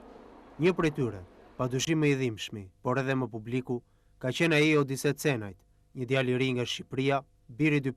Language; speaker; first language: Albanian; native; Albanian